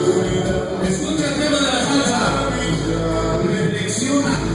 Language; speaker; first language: Spanish; native; Spanish